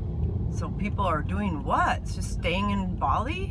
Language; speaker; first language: English; native; English